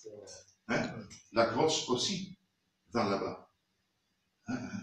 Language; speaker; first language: French; non-native, fluent; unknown